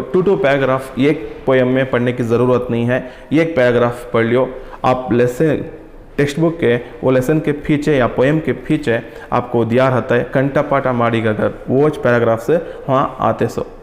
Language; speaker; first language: Hindi; non-native, local second language; Kannada